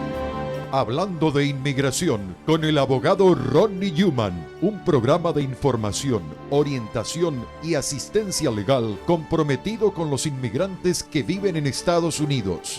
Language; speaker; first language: Spanish; native; Spanish